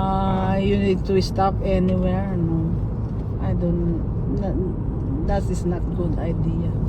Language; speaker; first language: English; non-native, local second language; Waray